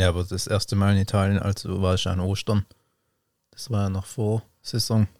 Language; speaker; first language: German; native; German